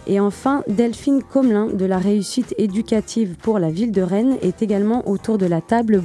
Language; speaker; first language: French; native; French